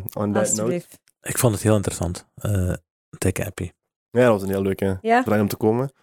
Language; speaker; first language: Dutch; native; Dutch